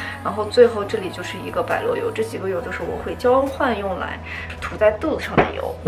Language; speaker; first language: Chinese; native; Chinese